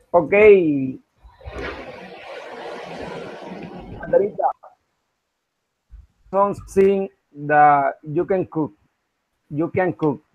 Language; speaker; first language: English; non-native, learner; Spanish